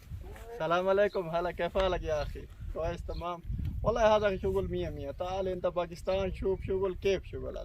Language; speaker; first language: Arabic; non-native, learner; Punjabi